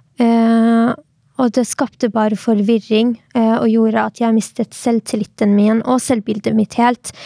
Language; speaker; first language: Norwegian; early bilingual, other home language; Arabic